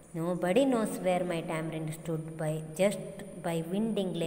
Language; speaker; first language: English; non-native, local second language; Kannada